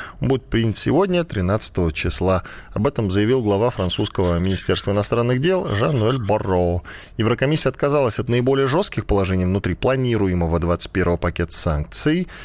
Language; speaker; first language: Russian; native; Russian